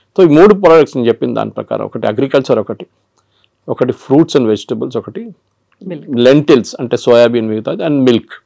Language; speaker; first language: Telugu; non-native, local second language; Malayalam